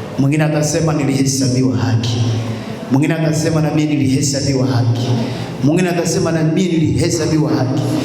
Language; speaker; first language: Swahili; native; Swahili